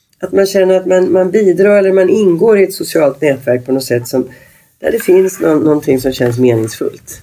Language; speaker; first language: Swedish; native; Swedish